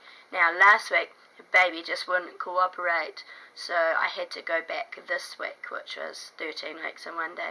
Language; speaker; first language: English; native; English